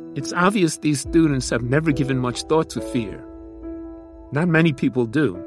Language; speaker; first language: English; native; English